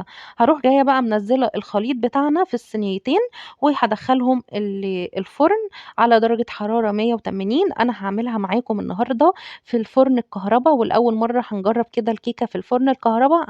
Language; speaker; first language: Arabic; native; Arabic